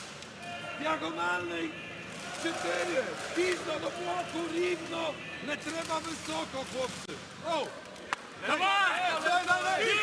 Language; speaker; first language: Ukrainian; non-native, learner; Polish